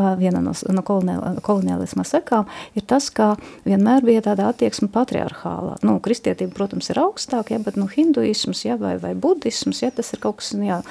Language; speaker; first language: Latvian; non-native, local second language; Russian